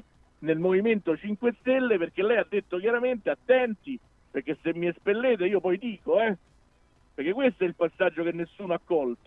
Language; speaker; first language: Italian; native; Italian